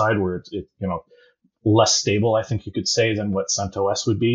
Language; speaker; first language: English; native; English